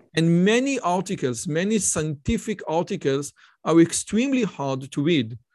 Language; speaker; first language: English; non-native, fluent; Hebrew